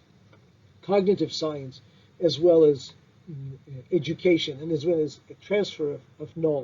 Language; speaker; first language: English; non-native, fluent; Turkish